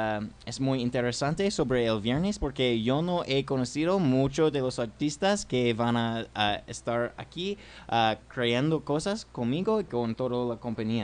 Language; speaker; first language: Spanish; non-native, learner; English